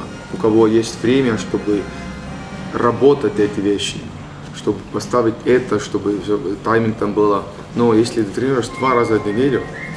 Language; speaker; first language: Russian; non-native, learner; Estonian